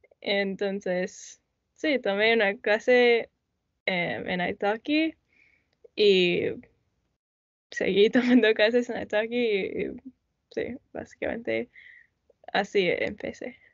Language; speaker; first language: Spanish; non-native, learner; English